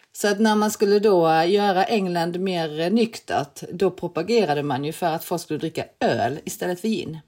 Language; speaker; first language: Swedish; early bilingual, other home language; Korean